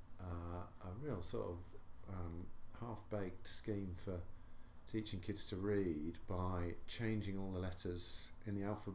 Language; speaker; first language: English; native; English